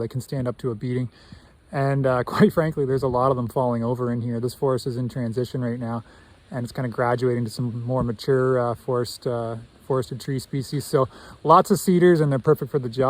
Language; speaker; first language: English; native; English